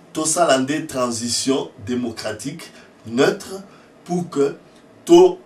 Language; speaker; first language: French; non-native, local second language; Lingala